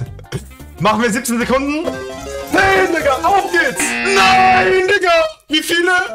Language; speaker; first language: German; native; German